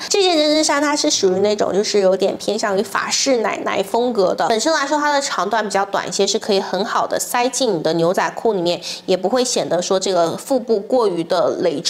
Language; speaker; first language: Chinese; native; Chinese